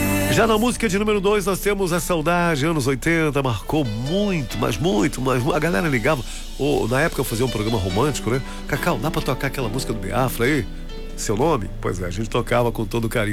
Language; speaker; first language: Portuguese; native; Portuguese